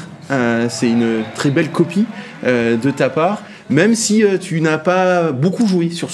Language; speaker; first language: French; native; French